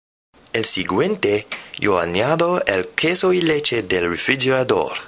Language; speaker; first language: Spanish; non-native, learner; English